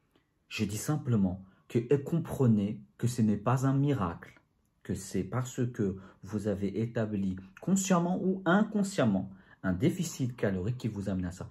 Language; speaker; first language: French; native; French